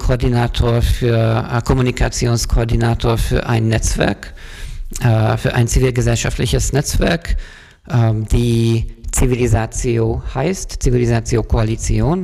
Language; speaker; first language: German; non-native, fluent; Hungarian